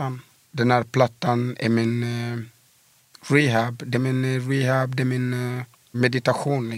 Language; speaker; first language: Swedish; early bilingual, other home language; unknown